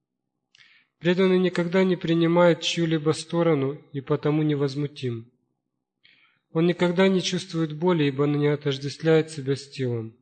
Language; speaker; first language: Russian; native; Russian